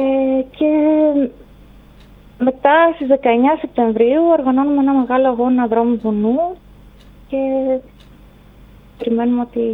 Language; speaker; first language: Greek; native; Greek